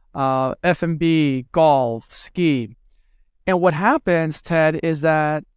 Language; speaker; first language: English; early bilingual, other home language; Spanish